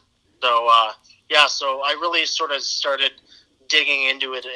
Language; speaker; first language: English; native; English